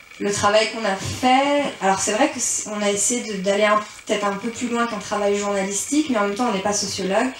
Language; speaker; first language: French; early bilingual, other home language; Persian